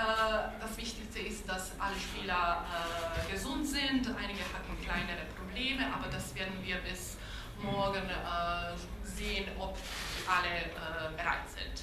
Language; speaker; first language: German; non-native, local second language; Bosnian